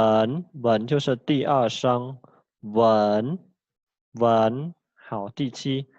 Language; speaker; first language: Chinese; non-native, fluent; Khmer